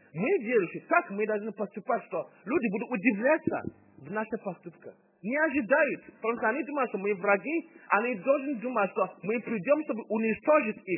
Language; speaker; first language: Russian; non-native, fluent; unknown